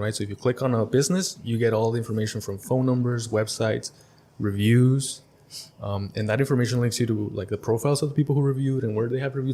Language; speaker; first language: English; early bilingual, other home language; Spanish